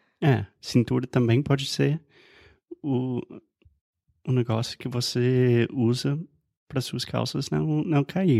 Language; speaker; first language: Portuguese; non-native, fluent; English